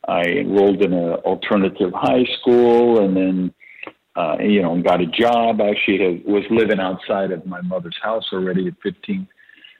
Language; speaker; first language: English; native; English